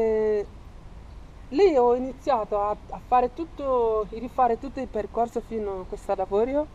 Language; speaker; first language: Italian; non-native, fluent; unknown